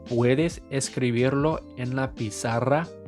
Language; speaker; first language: Spanish; non-native, fluent; English